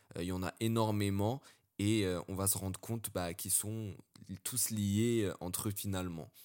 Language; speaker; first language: French; early bilingual, other home language; Arabic